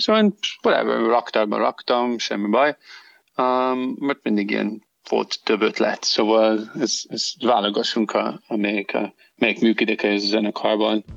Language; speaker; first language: Hungarian; non-native, learner; English